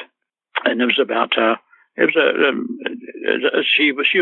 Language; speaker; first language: English; native; English